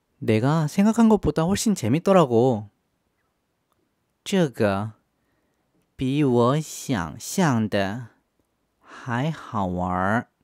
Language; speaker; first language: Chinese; non-native, fluent; Korean